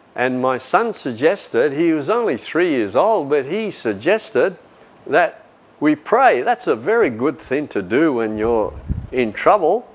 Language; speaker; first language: English; native; English